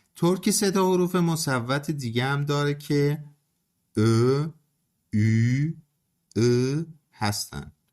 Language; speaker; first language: Persian; non-native, local second language; Azerbaijani